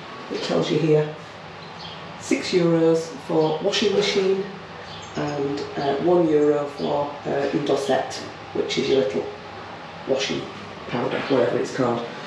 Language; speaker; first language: English; native; English